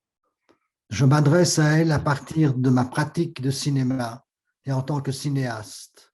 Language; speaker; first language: French; native; French